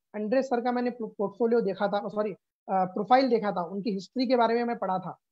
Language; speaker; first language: Hindi; non-native, local second language; Urdu